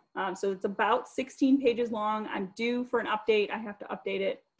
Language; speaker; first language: English; native; English